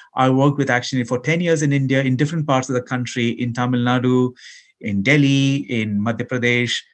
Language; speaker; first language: English; non-native, local second language; Malayalam